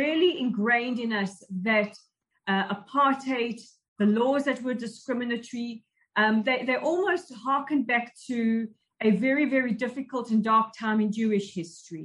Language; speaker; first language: English; native; English